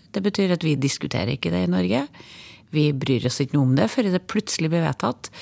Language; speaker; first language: Norwegian; native; Norwegian